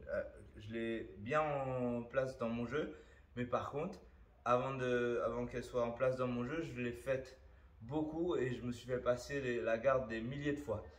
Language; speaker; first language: French; native; French